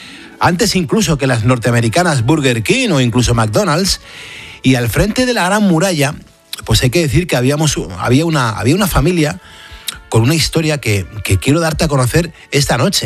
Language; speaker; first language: Spanish; native; Spanish